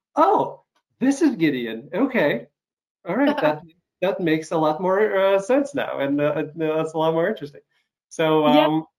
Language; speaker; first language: English; non-native, fluent; Ukrainian